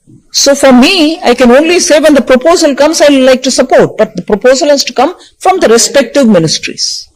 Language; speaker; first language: English; non-native, local second language; Tamil